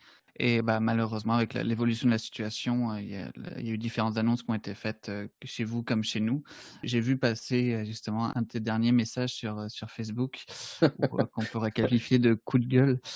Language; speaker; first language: French; native; French